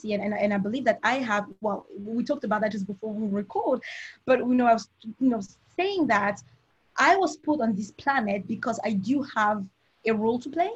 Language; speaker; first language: English; non-native, local second language; French